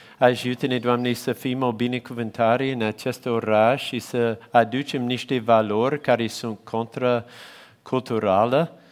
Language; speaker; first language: Romanian; non-native, fluent; English